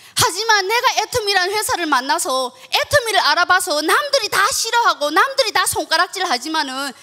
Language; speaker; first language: Korean; early bilingual, heritage; Korean